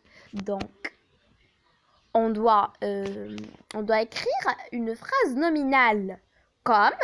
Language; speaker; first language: French; non-native, local second language; Arabic